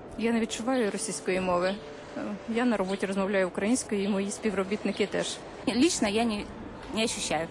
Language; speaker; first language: Ukrainian; non-native, local second language; Russian